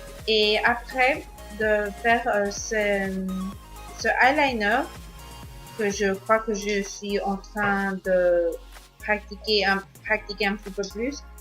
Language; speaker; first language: French; non-native, learner; Spanish